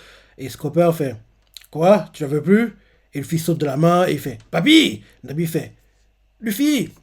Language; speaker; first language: French; native; French